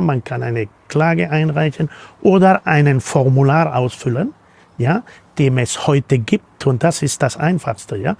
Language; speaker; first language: German; non-native, fluent; Spanish